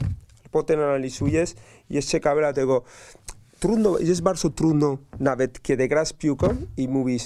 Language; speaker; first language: Polish; non-native, learner; Spanish